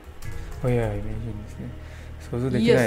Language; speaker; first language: Japanese; non-native, learner; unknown